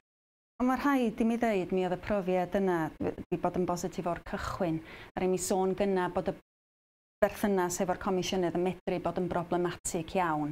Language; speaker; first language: Welsh; native; Welsh